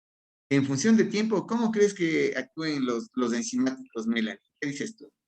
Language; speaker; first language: Spanish; native; Spanish